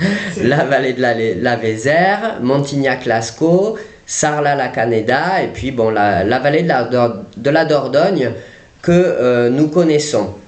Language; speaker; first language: French; native; French